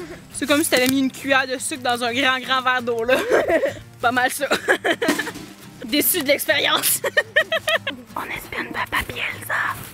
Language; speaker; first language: French; native; French